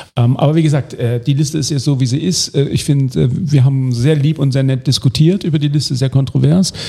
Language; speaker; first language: German; native; German